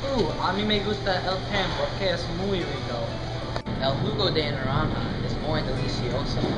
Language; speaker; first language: Spanish; non-native, learner; English